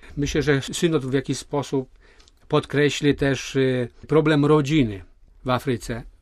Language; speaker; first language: Polish; native; Polish